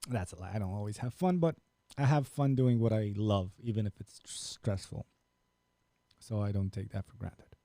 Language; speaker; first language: English; non-native, fluent; Romanian